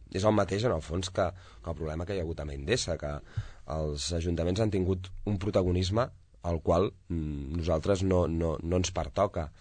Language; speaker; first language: Catalan; native; Catalan